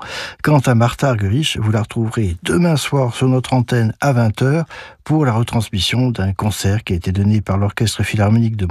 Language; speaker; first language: French; native; French